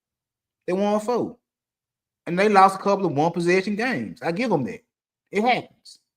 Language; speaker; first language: English; native; English